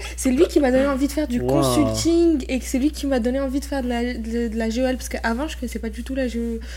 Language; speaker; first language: French; non-native, local second language; Arabic